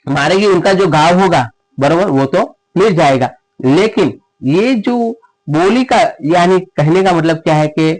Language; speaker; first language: Hindi; non-native, local second language; Gujarati